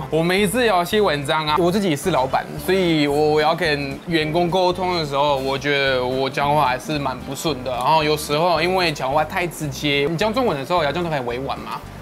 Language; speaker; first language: Chinese; non-native, fluent; French